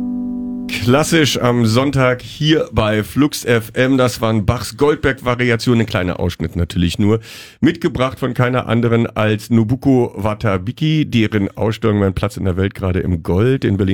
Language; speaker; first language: German; native; German